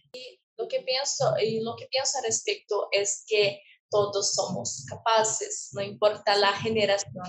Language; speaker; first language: Spanish; non-native, learner; Portuguese